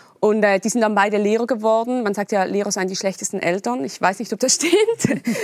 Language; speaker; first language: German; native; German